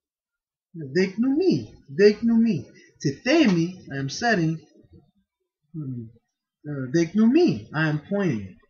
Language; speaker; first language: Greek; non-native, fluent; English